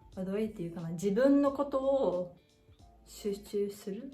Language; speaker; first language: Japanese; non-native, fluent; English